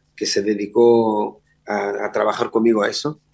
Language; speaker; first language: Spanish; early bilingual, other home language; Hebrew